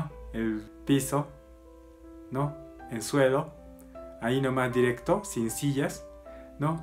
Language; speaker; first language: Spanish; non-native, learner; Japanese